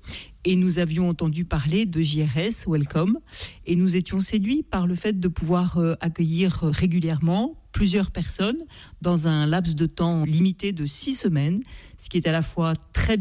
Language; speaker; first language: French; native; French